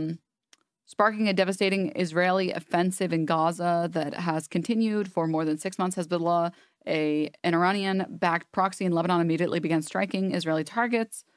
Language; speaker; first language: English; native; English